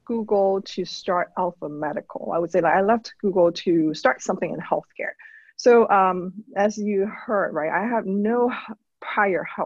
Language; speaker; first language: English; non-native, local second language; Cantonese